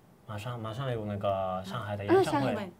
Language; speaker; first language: Chinese; non-native, fluent; Japanese